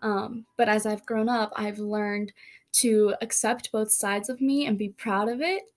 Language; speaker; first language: English; early bilingual, other home language; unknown